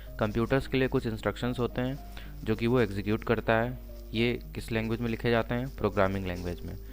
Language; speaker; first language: Hindi; native; Hindi